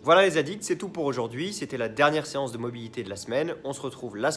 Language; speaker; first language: French; native; French